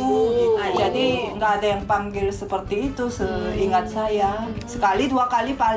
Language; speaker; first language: Indonesian; non-native, fluent; Korean